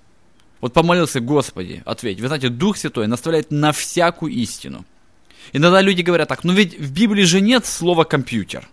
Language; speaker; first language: Russian; native; Russian